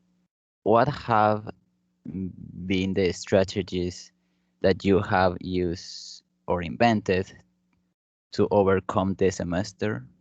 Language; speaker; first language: English; non-native, learner; Spanish